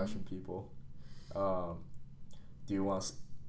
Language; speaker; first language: English; non-native, fluent; Chinese